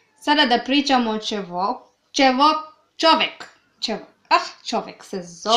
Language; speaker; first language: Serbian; non-native, learner; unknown